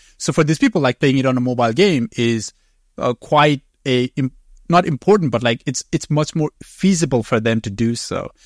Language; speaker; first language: English; non-native, fluent; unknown